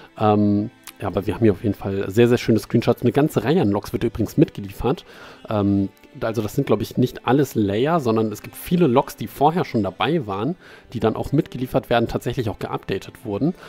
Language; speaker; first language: German; native; German